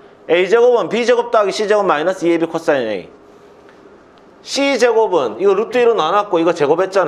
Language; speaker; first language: Korean; native; Korean